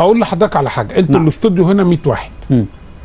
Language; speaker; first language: Arabic; native; Arabic